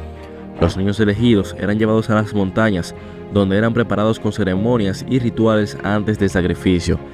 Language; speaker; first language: Spanish; native; Spanish